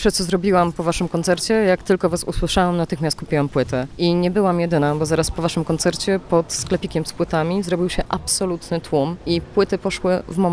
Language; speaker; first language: Polish; native; Polish